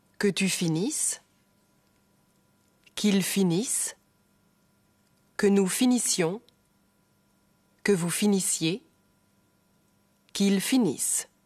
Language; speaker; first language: French; non-native, fluent; German